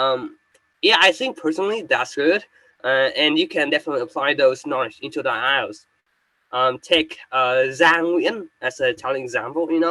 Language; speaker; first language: English; non-native, fluent; Vietnamese